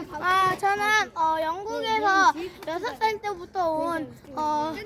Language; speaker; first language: Korean; early bilingual, other home language; French